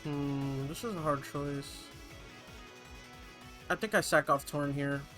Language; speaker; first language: English; native; English